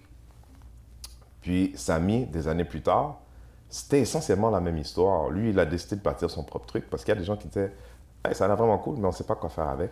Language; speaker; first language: French; early bilingual, other home language; Haitian Creole